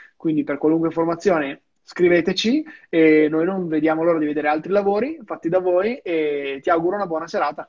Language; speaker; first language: Italian; native; Italian